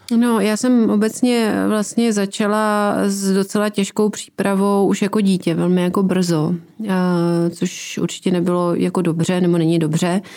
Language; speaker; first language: Czech; native; Czech